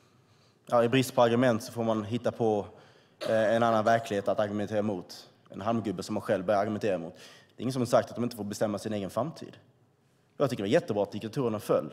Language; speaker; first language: Swedish; native; Swedish